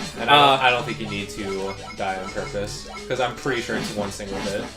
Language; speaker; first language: English; native; English